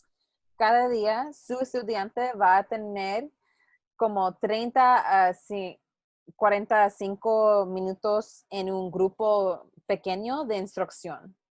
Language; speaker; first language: Spanish; non-native, learner; English